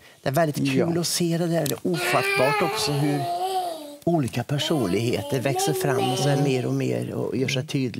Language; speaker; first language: Swedish; native; Swedish